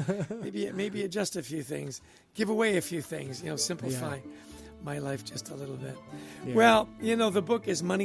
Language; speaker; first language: English; native; English